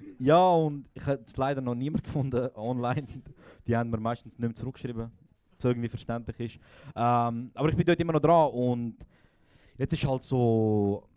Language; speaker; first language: German; early bilingual, other home language; Croatian